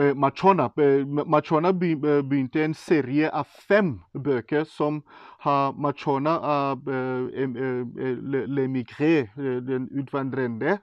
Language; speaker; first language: Norwegian; non-native, fluent; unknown